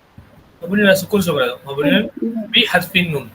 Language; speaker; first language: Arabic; non-native, fluent; Tamil